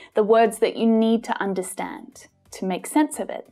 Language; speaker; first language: English; native; English